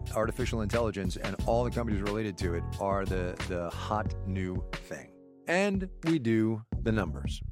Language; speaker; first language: English; non-native, fluent; German